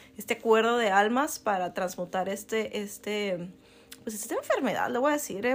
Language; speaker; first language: Spanish; native; Spanish